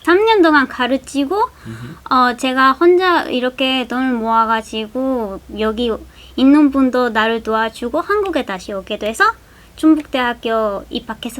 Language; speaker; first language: Korean; non-native, fluent; Spanish